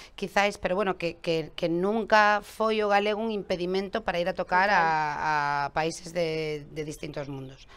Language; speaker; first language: Galician; native; Galician